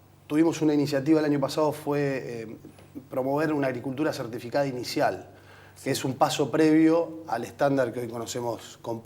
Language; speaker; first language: Spanish; native; Spanish